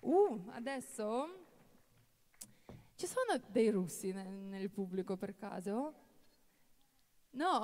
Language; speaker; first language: Italian; non-native, fluent; Russian